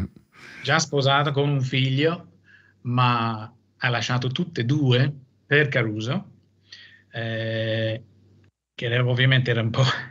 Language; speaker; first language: Italian; non-native, fluent; English